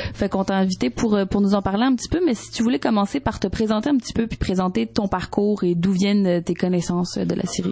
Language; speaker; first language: French; native; French